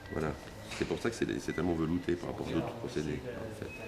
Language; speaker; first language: French; native; French